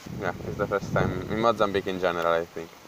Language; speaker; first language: English; non-native, learner; Italian